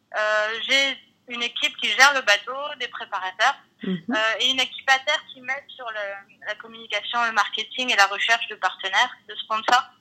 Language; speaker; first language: French; native; French